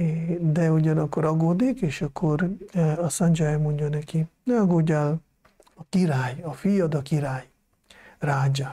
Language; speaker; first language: Hungarian; non-native, fluent; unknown